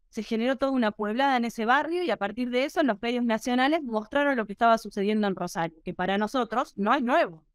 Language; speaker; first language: Spanish; native; Spanish